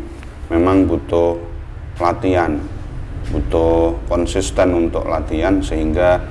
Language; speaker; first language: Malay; non-native, local second language; Javanese